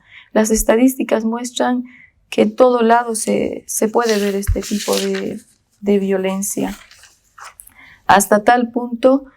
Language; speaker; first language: Spanish; native; Spanish